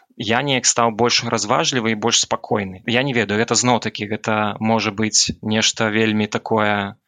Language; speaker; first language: Belarusian; non-native, local second language; Russian